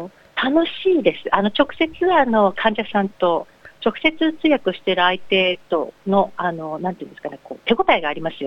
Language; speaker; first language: Japanese; native; Japanese